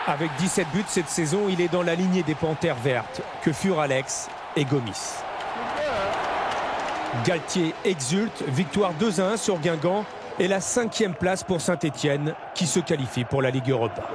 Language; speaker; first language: French; native; French